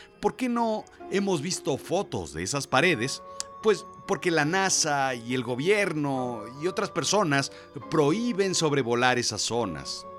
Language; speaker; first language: Spanish; native; Spanish